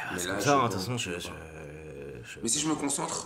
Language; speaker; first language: French; native; French